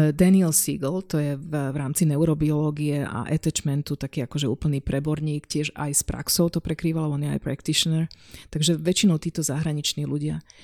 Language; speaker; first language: Slovak; non-native, local second language; Hungarian